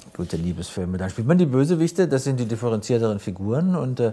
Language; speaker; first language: German; native; German